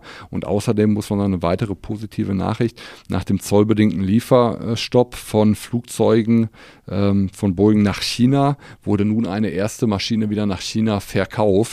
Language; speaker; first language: German; native; German